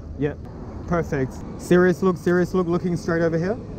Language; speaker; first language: English; native; English